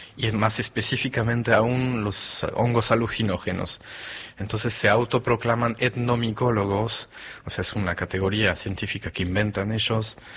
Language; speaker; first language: Spanish; non-native, fluent; French